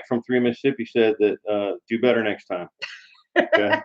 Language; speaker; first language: English; native; English